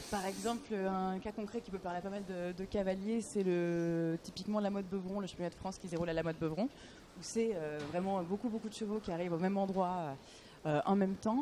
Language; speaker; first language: French; native; French